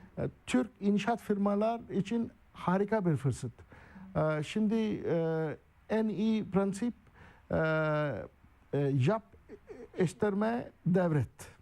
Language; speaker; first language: Turkish; non-native, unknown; Urdu